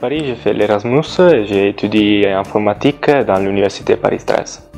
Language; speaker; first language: French; non-native, learner; Italian